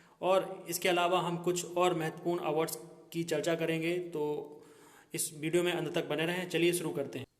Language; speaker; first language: Hindi; native; Hindi